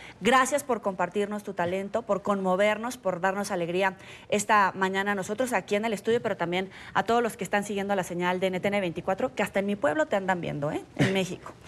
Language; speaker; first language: Spanish; native; Spanish